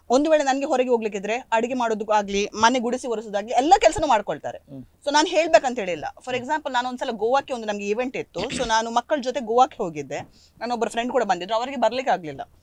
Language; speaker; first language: Kannada; non-native, local second language; Konkani